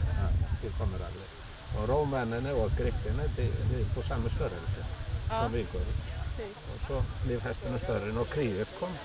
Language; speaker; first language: Swedish; non-native, learner; Icelandic